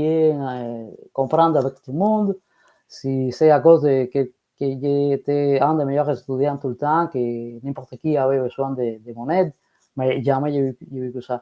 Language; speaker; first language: French; non-native, fluent; Spanish